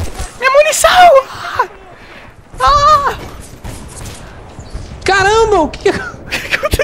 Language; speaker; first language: Portuguese; native; Portuguese